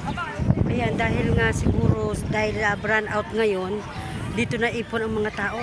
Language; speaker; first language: Filipino; native; Filipino